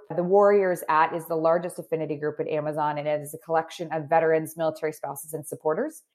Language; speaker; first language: English; native; English